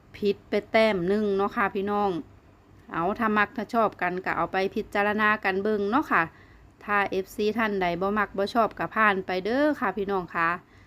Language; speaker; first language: Thai; non-native, local second language; Northeastern Thai